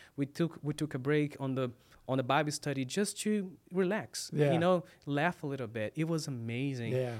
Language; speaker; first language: English; non-native, fluent; Portuguese